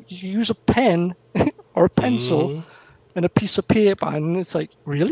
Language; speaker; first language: English; native; English